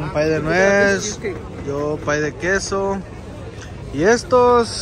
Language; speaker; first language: Spanish; native; Spanish